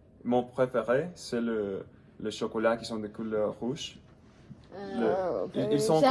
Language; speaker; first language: French; non-native, learner; English